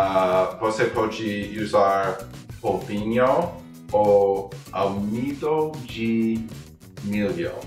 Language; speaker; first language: Portuguese; non-native, learner; English